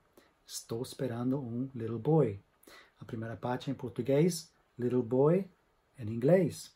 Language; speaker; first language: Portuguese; non-native, fluent; English